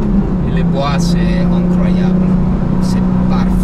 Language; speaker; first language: French; non-native, learner; Italian